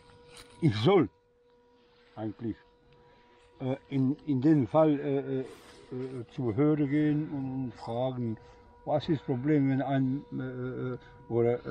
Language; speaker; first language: German; non-native, fluent; Bosnian